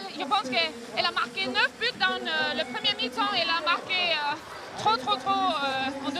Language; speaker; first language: French; non-native, learner; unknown